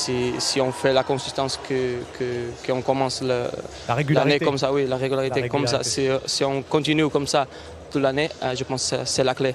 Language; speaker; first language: French; non-native, fluent; Portuguese